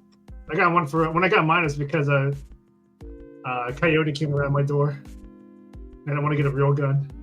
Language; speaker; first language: English; native; English